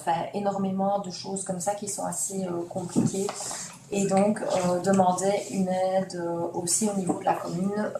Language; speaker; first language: French; native; French